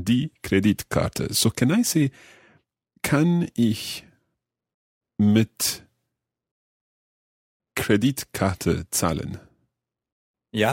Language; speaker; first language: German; non-native, learner; English